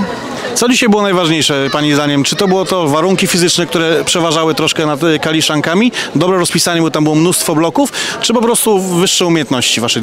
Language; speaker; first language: Polish; native; Polish